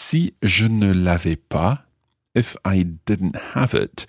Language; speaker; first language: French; non-native, fluent; English